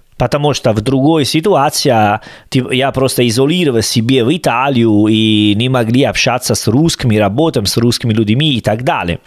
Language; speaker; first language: Russian; non-native, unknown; Italian